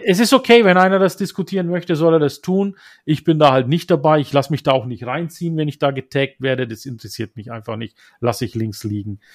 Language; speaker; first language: German; early bilingual, other home language; Turkish